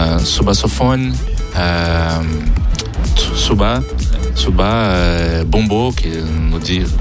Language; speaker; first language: French; non-native, learner; Portuguese